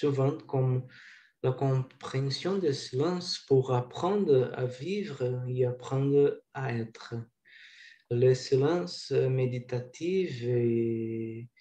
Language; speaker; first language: French; non-native, learner; Portuguese